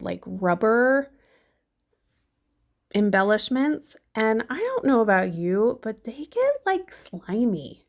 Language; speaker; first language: English; native; English